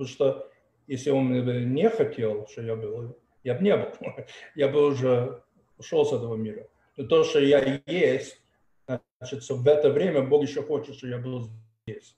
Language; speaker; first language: Russian; early bilingual, heritage; Russian